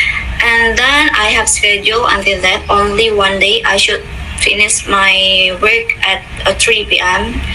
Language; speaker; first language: English; non-native, fluent; Indonesian